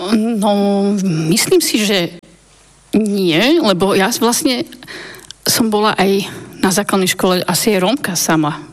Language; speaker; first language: Slovak; native; Slovak